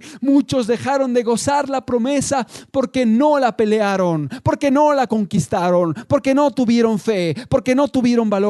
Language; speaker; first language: Spanish; native; Spanish